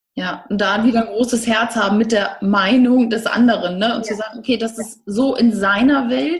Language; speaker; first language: German; native; German